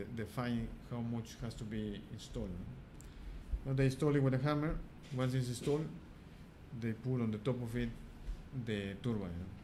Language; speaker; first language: English; non-native, fluent; Spanish